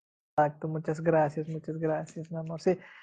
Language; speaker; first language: Spanish; non-native, fluent; Hindi